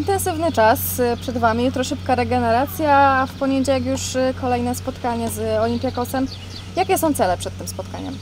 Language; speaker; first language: Polish; native; Polish